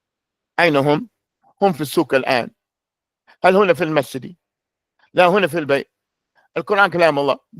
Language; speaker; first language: Arabic; non-native, fluent; English